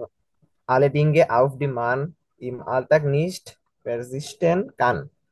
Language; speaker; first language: German; non-native, learner; Bangla